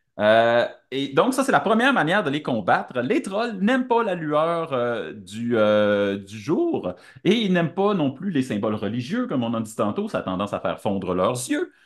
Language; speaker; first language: French; native; French